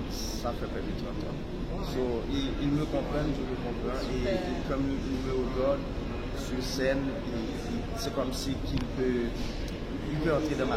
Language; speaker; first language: French; non-native, learner; Haitian Creole